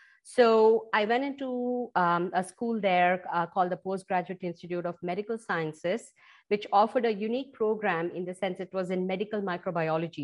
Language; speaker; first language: English; non-native, local second language; Tamil